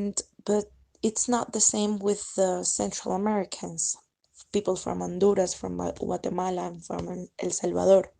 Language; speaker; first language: English; non-native, fluent; Spanish